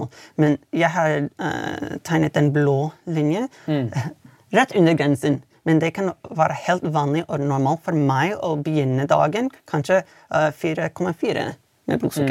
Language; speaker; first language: Swedish; non-native, fluent; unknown